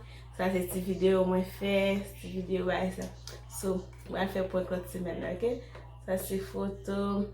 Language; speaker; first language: French; non-native, learner; Haitian Creole